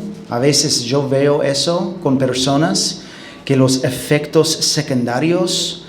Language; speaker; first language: Spanish; non-native, fluent; English